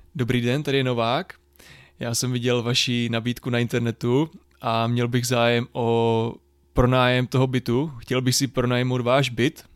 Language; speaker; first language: Czech; native; Czech